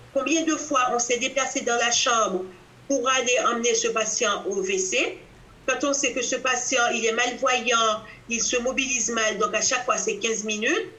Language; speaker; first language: French; native; French